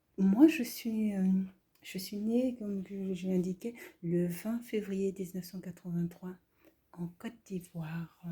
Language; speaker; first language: French; early bilingual, other home language; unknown